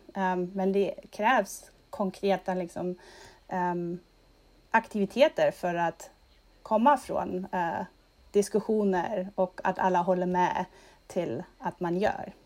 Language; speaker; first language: Swedish; non-native, fluent; German